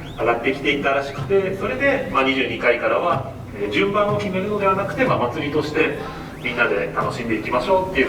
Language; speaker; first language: Japanese; native; Japanese